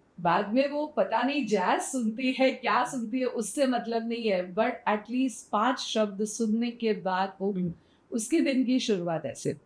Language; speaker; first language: Hindi; non-native, local second language; Sindhi